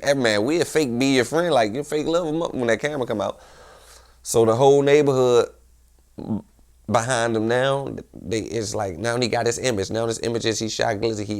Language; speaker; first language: English; native; English